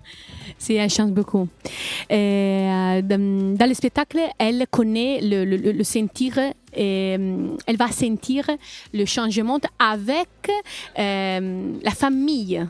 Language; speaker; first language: French; non-native, learner; Italian